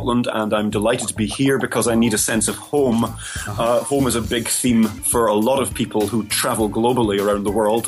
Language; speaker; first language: English; native; English